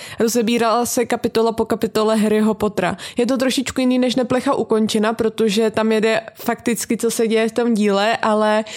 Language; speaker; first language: Czech; native; Czech